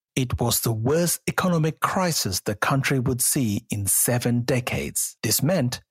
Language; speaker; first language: English; non-native, local second language; Sinhala